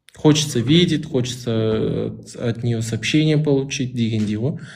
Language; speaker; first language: Russian; non-native, local second language; Kazakh